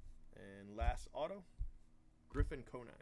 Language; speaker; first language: English; native; English